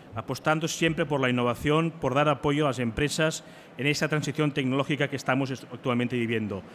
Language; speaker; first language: Spanish; non-native, local second language; Catalan